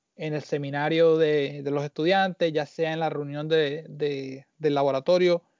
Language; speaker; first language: Spanish; native; Spanish